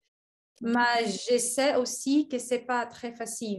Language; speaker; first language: French; non-native, learner; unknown